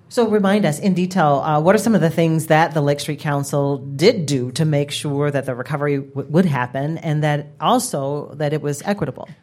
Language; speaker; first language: English; native; English